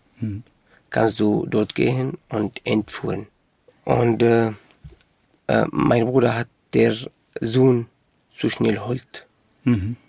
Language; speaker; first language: German; non-native, local second language; Arabic